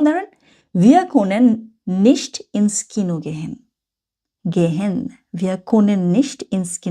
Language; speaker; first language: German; non-native, fluent; Bangla